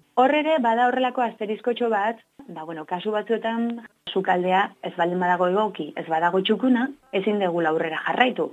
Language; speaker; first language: Basque; native; Basque